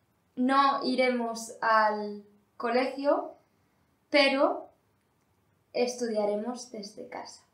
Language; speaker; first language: Spanish; non-native, learner; English